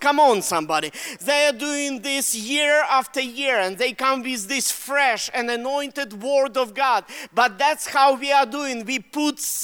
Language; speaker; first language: English; non-native, fluent; Russian